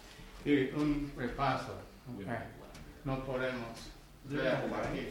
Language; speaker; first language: Spanish; non-native, learner; English